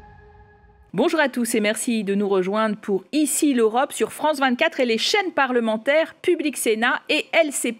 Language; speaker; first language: French; native; French